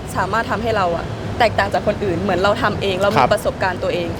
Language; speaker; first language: Thai; native; Thai